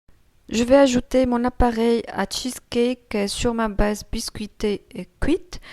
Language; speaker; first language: French; non-native, local second language; Arabic